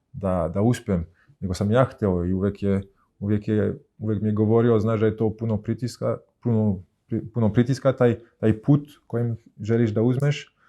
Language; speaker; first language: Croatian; early bilingual, heritage; Croatian